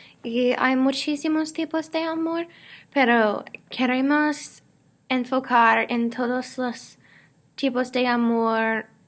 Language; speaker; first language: Spanish; non-native, learner; English